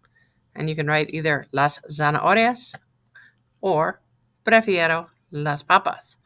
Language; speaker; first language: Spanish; non-native, fluent; English